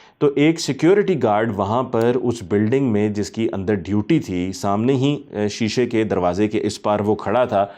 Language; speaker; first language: Urdu; native; Urdu